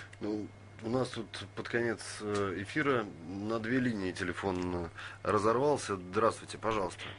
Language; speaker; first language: Russian; native; Russian